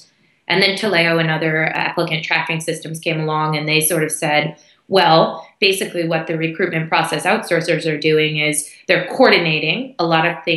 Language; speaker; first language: English; native; English